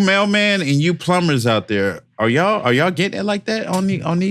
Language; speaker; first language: English; native; English